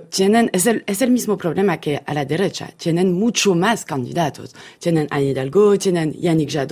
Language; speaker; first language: Spanish; non-native, fluent; French